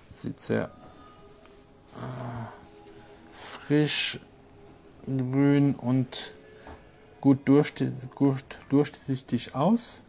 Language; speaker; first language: German; non-native, local second language; French